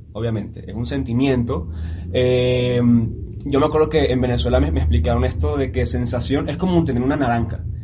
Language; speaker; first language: Spanish; native; Spanish